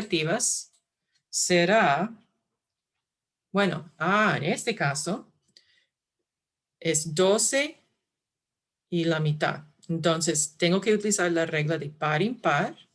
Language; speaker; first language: Spanish; non-native, fluent; English